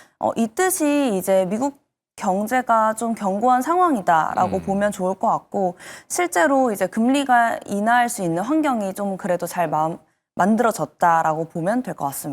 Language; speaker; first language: Korean; native; Korean